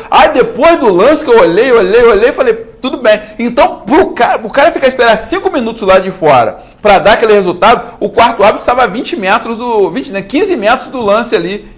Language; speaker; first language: Portuguese; native; Portuguese